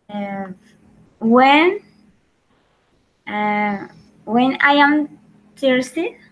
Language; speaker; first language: English; non-native, learner; Spanish